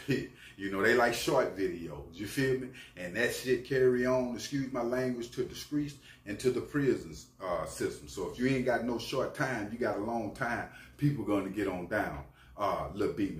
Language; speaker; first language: English; native; English